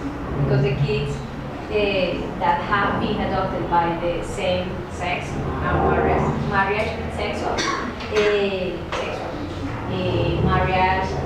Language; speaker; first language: English; non-native, learner; Spanish